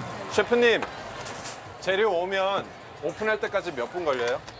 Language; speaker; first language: Korean; early bilingual, heritage; Korean